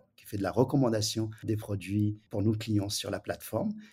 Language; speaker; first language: French; early bilingual, other home language; Wu Chinese